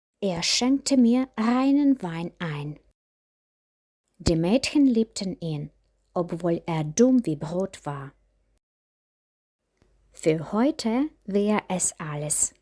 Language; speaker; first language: German; non-native, fluent; Ukrainian